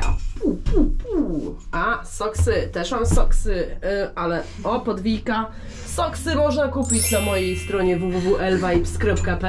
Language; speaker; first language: Polish; native; Polish